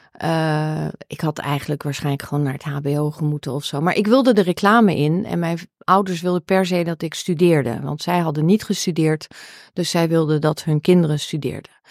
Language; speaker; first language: Dutch; early bilingual, heritage; Dutch